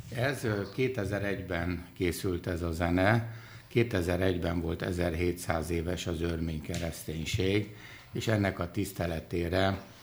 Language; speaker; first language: Hungarian; early bilingual, other home language; Armenian